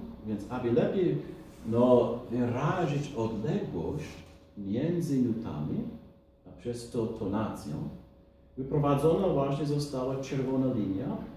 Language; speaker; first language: Polish; non-native, fluent; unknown